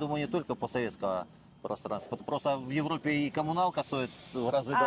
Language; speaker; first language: Russian; native; Russian